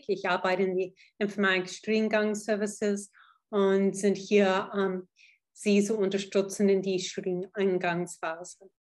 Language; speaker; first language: German; non-native, fluent; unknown